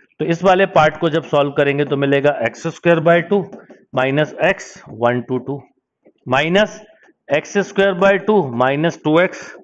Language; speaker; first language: Hindi; native; Hindi